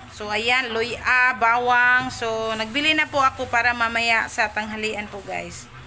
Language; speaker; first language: Filipino; non-native, local second language; Cebuano